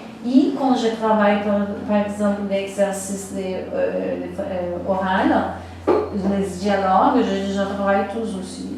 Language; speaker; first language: French; non-native, fluent; Portuguese